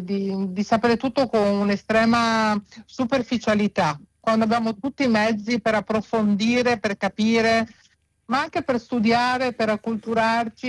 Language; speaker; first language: Italian; native; Italian